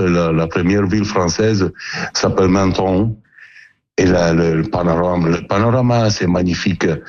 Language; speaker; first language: French; non-native, learner; Italian